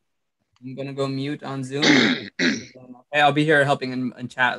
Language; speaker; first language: English; native; English